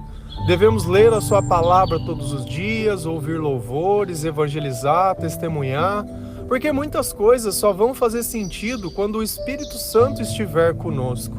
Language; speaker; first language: Portuguese; native; Portuguese